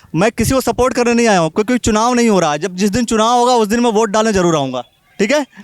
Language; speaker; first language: Hindi; native; Hindi